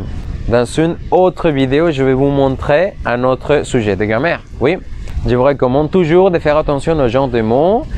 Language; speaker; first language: French; non-native, fluent; Spanish